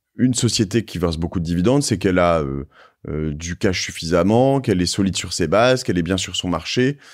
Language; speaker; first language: French; native; French